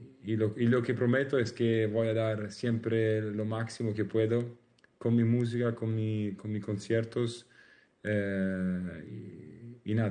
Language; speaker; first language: Spanish; non-native, learner; Italian